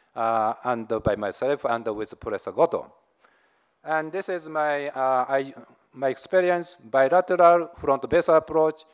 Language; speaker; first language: English; non-native, learner; Japanese